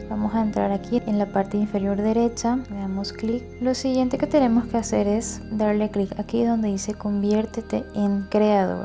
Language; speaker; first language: Spanish; native; Spanish